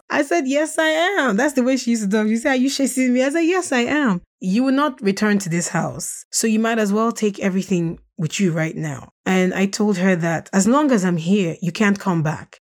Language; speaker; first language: English; non-native, local second language; Russian